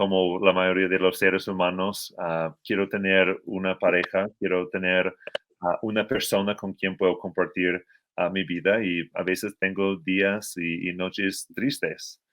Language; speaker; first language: Spanish; non-native, fluent; English